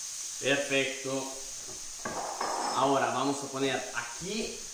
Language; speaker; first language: Spanish; non-native, fluent; Italian